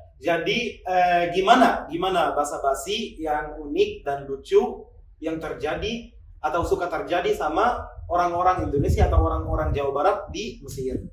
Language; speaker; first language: Indonesian; non-native, fluent; Arabic